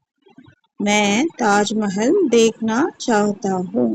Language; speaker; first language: Hindi; non-native, local second language; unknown